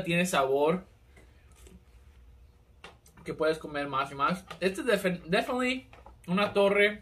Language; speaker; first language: Spanish; early bilingual, heritage; Spanish